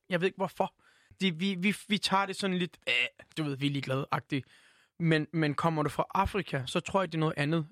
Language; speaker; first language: Danish; early bilingual, other home language; Turkish